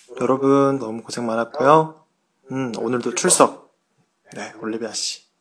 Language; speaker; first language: Korean; native; Korean